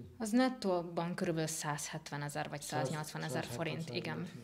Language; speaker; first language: Hungarian; native; Hungarian